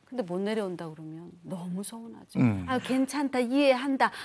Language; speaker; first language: Korean; native; Korean